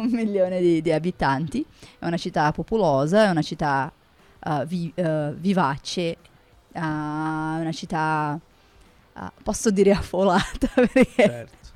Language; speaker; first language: Italian; non-native, learner; Portuguese